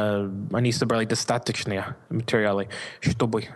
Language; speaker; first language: Russian; non-native, learner; English